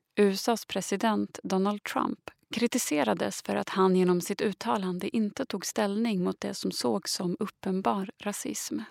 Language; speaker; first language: Swedish; native; Swedish